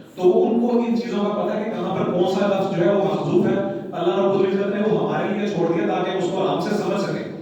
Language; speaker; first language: Urdu; non-native, local second language; Punjabi